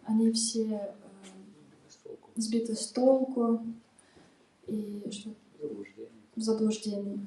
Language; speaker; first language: Russian; native; Russian